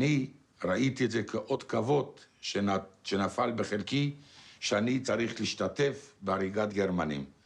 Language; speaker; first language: Hebrew; non-native, fluent; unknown